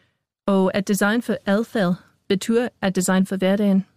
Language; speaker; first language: Danish; non-native, fluent; English